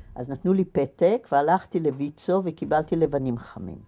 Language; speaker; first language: Hebrew; native; Hebrew